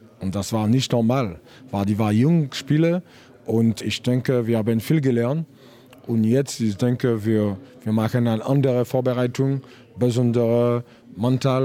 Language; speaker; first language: German; non-native, learner; French